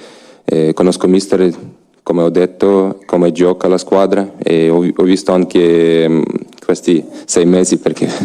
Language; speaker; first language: Italian; non-native, learner; Ukrainian